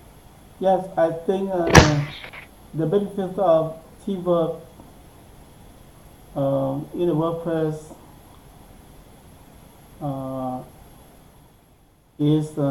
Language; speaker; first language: English; non-native, learner; Thai